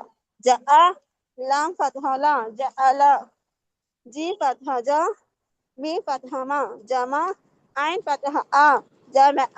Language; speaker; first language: Arabic; non-native, learner; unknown